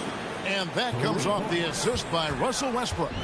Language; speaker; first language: English; native; English